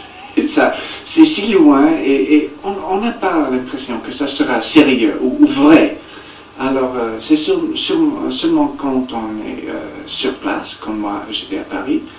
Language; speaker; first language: French; non-native, learner; English